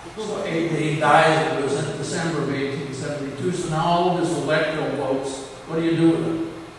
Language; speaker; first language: English; native; English